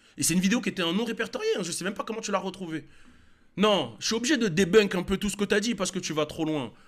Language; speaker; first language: French; native; French